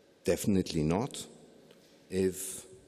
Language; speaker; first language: English; non-native, fluent; German